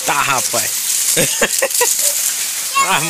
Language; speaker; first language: Portuguese; native; Portuguese